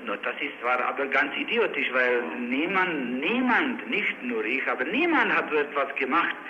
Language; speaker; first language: German; non-native, learner; Czech